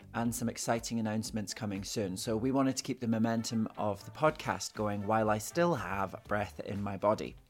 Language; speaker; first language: English; native; English